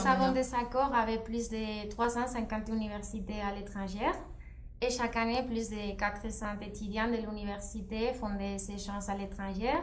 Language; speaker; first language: French; non-native, fluent; Spanish